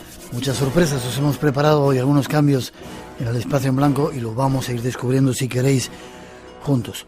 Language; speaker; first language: Spanish; native; Spanish